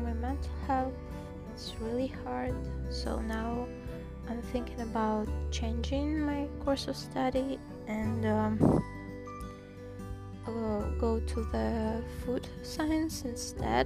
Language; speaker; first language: English; non-native, fluent; Russian